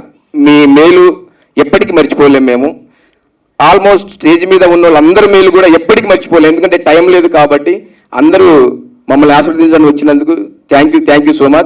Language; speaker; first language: Telugu; native; Telugu